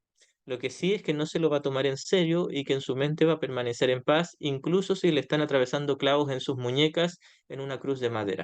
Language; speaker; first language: Spanish; native; Spanish